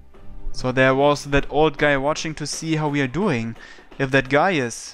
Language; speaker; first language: English; native; English